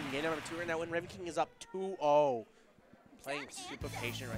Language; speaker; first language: English; native; English